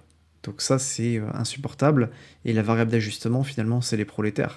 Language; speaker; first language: French; native; French